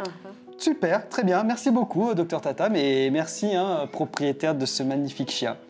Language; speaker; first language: French; native; French